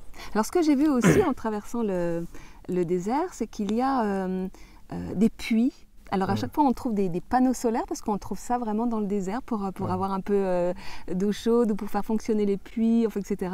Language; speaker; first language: French; native; French